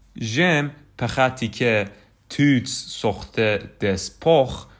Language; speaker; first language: French; non-native, fluent; Persian